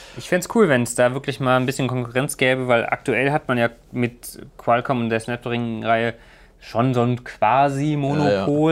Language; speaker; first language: German; native; German